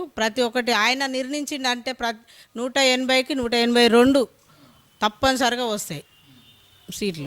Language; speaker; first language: Telugu; native; Telugu